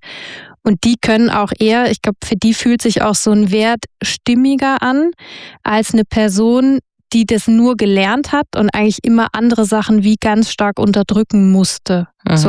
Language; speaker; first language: German; native; German